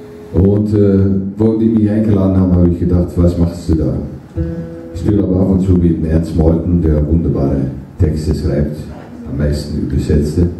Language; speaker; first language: German; non-native, fluent; Dutch